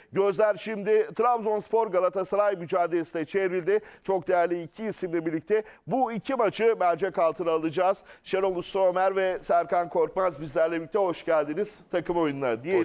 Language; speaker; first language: Turkish; native; Turkish